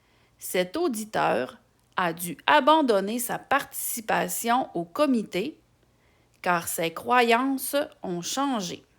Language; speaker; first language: French; native; French